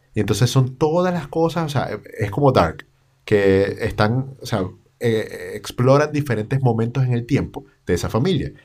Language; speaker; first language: Spanish; native; Spanish